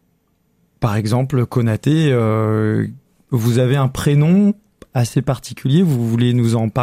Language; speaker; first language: French; native; French